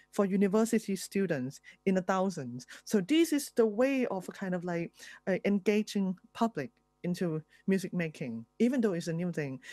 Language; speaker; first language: English; non-native, fluent; Thai